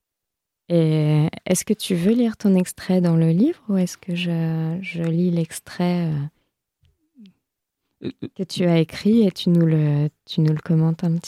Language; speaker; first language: French; native; French